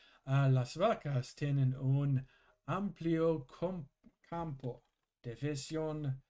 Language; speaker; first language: Spanish; non-native, learner; English